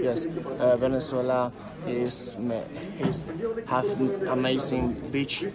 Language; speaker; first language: English; non-native, learner; Spanish